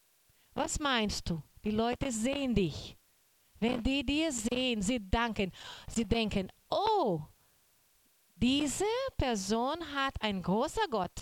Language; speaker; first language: German; non-native, learner; Portuguese